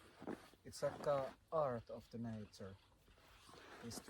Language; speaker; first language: English; non-native, learner; Finnish